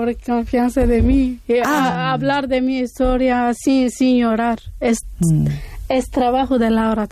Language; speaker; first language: Spanish; non-native, learner; Arabic